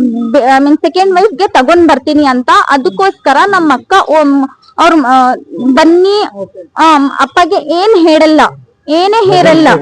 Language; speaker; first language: Kannada; non-native, local second language; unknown